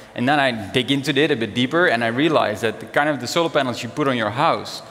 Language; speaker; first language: English; non-native, fluent; Dutch